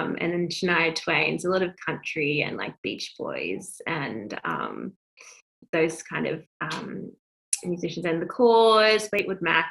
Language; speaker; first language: English; native; English